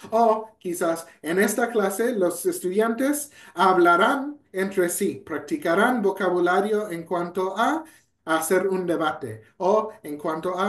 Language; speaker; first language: Spanish; non-native, fluent; English